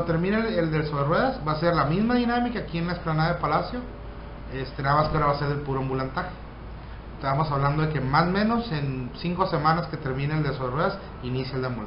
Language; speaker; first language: Spanish; native; Spanish